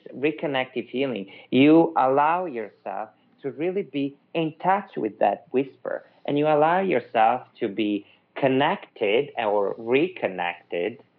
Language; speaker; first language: English; non-native, fluent; Italian